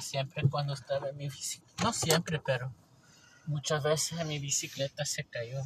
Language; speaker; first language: Spanish; early bilingual, heritage; English